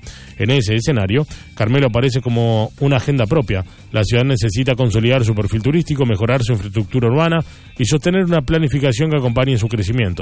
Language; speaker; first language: Spanish; native; Spanish